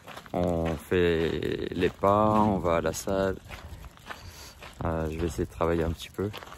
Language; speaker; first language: French; native; French